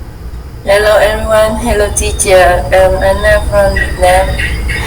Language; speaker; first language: English; non-native, learner; Vietnamese